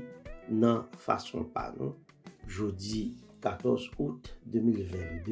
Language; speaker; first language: French; non-native, local second language; Haitian Creole